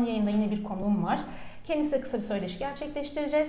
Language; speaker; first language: Turkish; native; Turkish